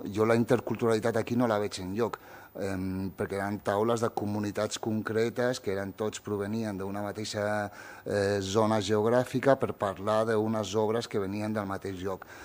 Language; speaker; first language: Catalan; early bilingual, other home language; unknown